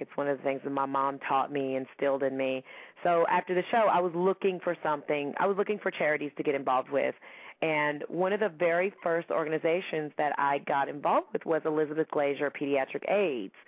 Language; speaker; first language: English; native; English